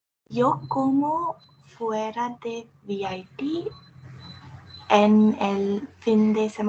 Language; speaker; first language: Spanish; non-native, learner; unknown